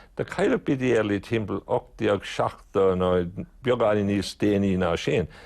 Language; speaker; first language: Irish; native; Irish